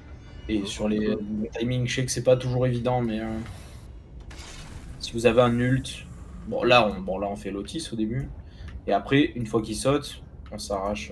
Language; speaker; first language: French; native; French